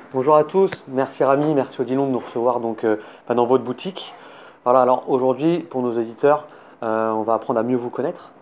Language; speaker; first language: French; native; French